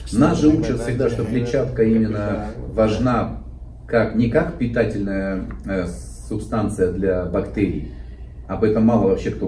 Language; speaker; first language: Russian; native; Russian